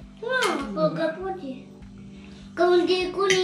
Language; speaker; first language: Indonesian; early bilingual, heritage; Indonesian